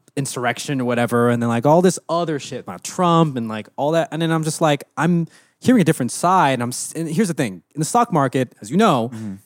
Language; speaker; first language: English; early bilingual, other home language; Filipino